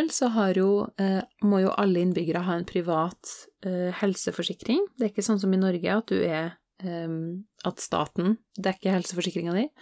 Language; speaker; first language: Norwegian; native; Norwegian